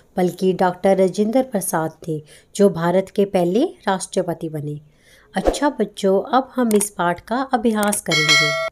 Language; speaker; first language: Hindi; non-native, local second language; Punjabi